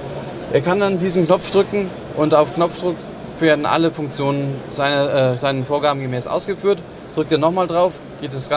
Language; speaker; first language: German; native; German